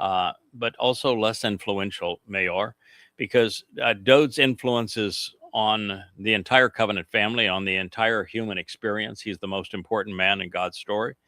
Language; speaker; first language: English; native; English